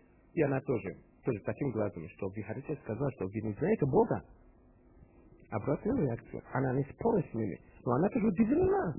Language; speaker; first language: Russian; non-native, fluent; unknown